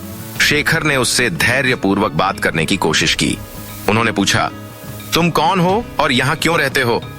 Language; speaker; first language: Hindi; native; Hindi